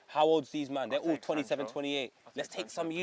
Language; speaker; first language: English; native; English